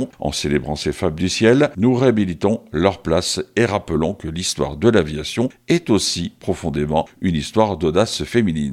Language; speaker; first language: French; native; French